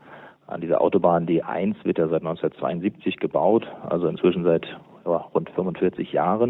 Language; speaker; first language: German; native; German